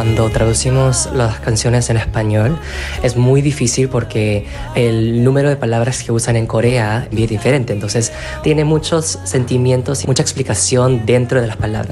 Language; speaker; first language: Spanish; non-native, fluent; Korean